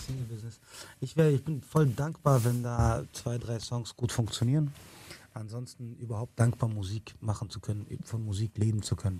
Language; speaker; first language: German; early bilingual, other home language; Arabic